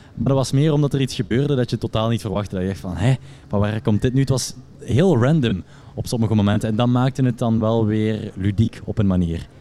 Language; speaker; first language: Dutch; native; Dutch